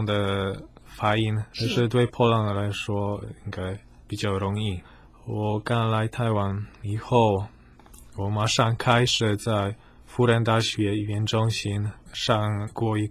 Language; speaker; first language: Chinese; non-native, fluent; Polish